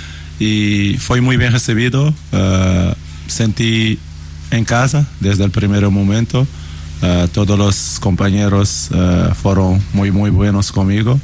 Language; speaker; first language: Spanish; non-native, learner; Portuguese